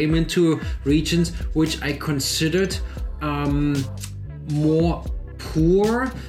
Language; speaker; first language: English; non-native, fluent; German